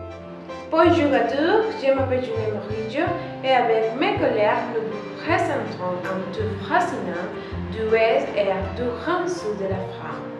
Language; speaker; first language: French; non-native, learner; Spanish